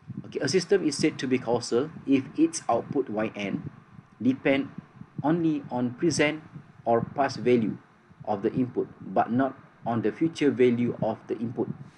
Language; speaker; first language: English; non-native, local second language; Malay